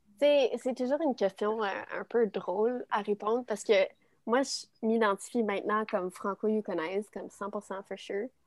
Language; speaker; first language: French; native; French